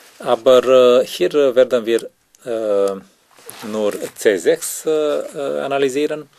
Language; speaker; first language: German; non-native, learner; Romanian